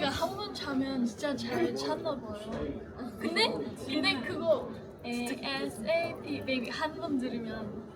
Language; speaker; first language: Korean; non-native, learner; English